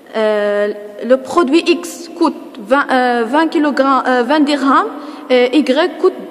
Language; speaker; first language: French; non-native, local second language; Arabic